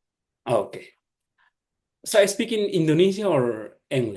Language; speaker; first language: English; non-native, fluent; Indonesian